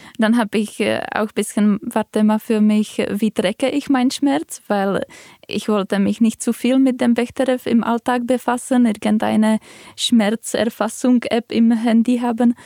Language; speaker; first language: German; non-native, fluent; Czech